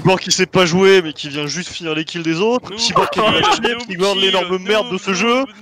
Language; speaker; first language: French; native; French